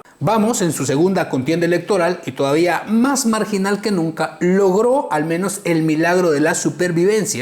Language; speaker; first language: Spanish; native; Spanish